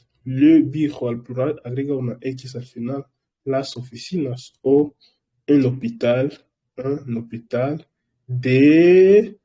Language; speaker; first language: Spanish; non-native, fluent; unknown